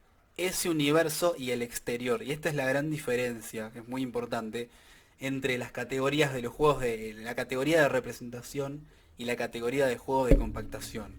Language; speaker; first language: Spanish; native; Spanish